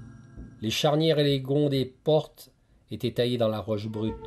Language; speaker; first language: French; native; French